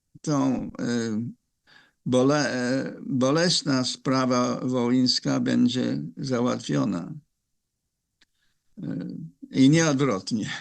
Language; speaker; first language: Polish; non-native, fluent; English